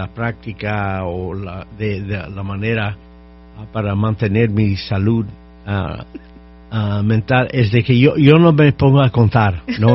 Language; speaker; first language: Spanish; non-native, fluent; English